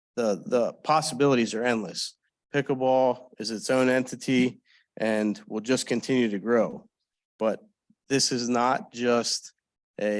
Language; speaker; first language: English; native; English